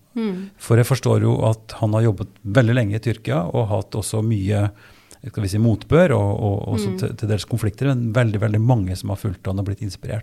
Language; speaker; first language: Norwegian; native; Norwegian